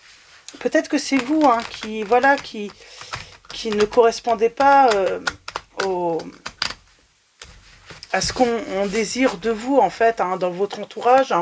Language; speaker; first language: French; native; French